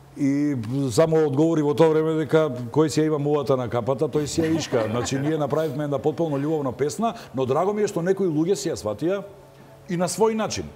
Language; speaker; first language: Macedonian; native; Macedonian